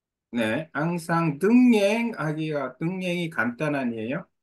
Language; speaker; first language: Vietnamese; non-native, learner; Korean